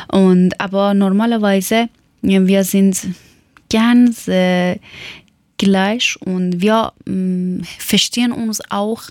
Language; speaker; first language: German; non-native, learner; Persian